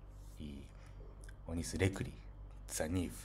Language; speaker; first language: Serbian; non-native, fluent; Japanese